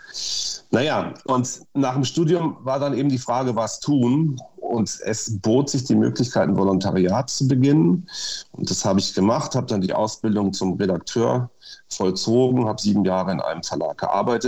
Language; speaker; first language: German; native; German